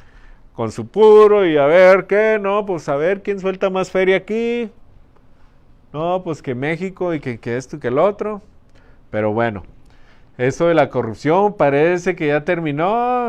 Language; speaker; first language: Spanish; native; Spanish